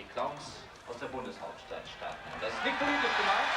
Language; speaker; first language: German; native; German